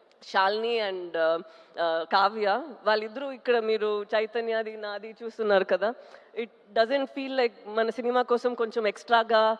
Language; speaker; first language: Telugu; non-native, local second language; Tamil